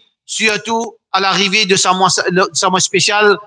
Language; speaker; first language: French; non-native, local second language; Morisyen